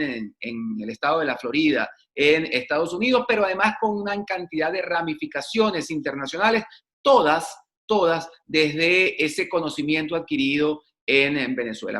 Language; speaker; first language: Spanish; native; Spanish